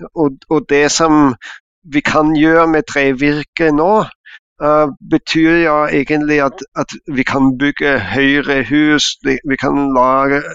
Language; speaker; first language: Norwegian; non-native, fluent; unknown